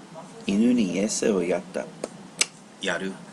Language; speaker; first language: Japanese; non-native, learner; English